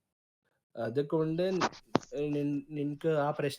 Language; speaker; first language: Malayalam; early bilingual, heritage; Malayalam